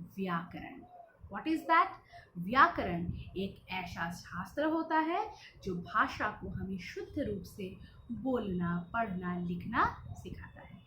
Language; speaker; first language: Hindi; non-native, local second language; Bangla